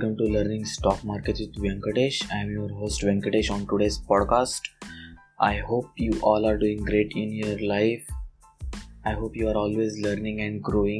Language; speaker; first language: English; non-native, local second language; Marathi